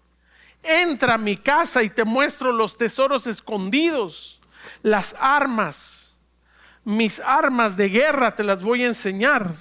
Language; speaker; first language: Spanish; native; Spanish